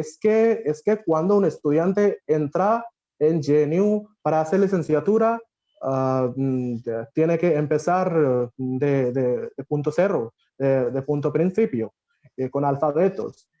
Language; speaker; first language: Spanish; non-native, fluent; Bangla